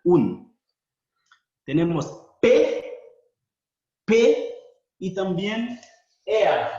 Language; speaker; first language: Spanish; non-native, fluent; Haitian Creole